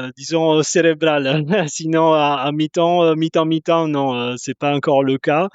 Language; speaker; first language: French; non-native, fluent; Italian